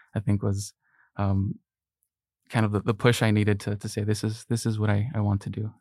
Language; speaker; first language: English; early bilingual, other home language; Spanish